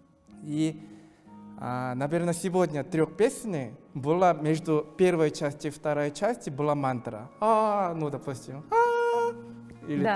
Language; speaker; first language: Russian; non-native, fluent; Korean